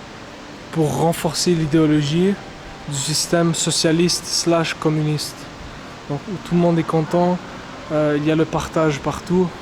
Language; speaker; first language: French; non-native, local second language; Arabic